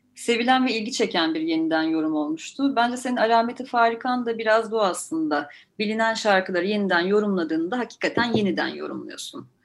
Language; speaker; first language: Turkish; native; Turkish